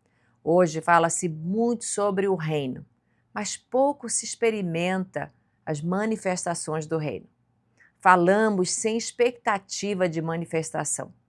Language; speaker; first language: Portuguese; native; Portuguese